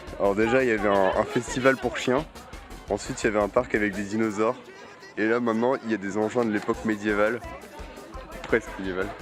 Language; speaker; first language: French; native; French